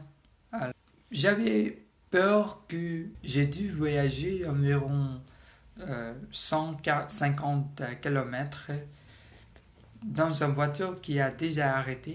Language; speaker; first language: French; non-native, learner; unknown